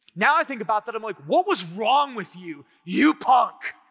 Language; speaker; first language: English; native; English